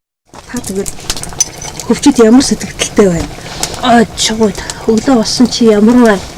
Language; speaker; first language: Mongolian; native; Mongolian